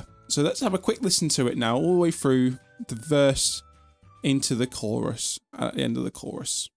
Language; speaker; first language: English; native; English